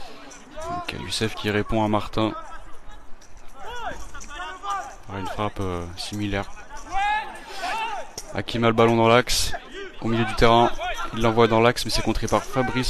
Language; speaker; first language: French; native; French